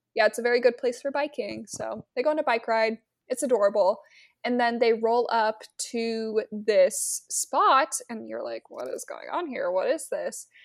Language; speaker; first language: English; native; English